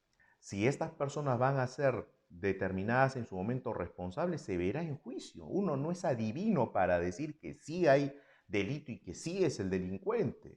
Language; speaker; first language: Spanish; native; Spanish